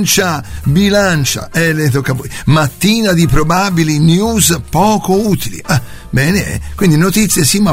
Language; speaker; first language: Italian; native; Italian